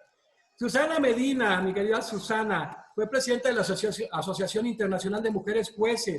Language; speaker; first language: Spanish; native; Spanish